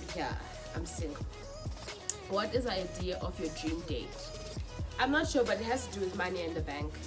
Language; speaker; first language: English; non-native, local second language; Xhosa